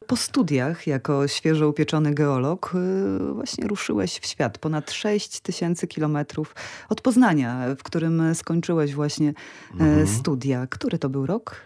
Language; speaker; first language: Polish; native; Polish